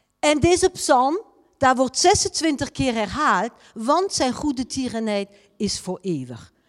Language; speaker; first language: Dutch; non-native, fluent; French